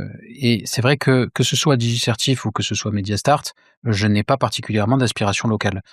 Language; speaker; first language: French; native; French